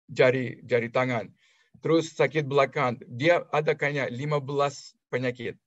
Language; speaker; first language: Indonesian; non-native, fluent; Russian